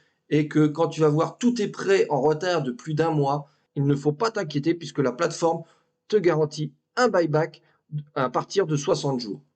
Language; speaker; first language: French; native; French